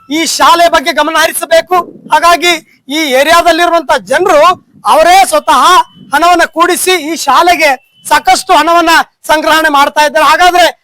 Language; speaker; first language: Kannada; native; Kannada